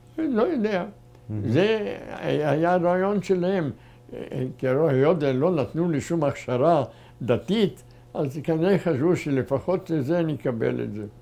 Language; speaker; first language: Hebrew; non-native, fluent; German